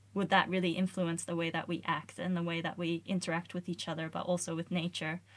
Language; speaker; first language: English; native; English